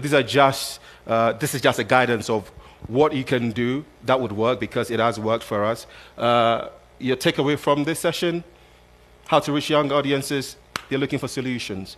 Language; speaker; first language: English; non-native, local second language; Akan